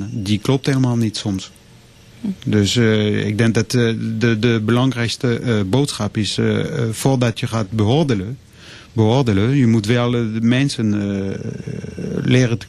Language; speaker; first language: Dutch; non-native, fluent; French